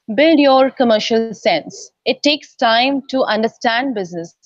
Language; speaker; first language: English; non-native, local second language; Odia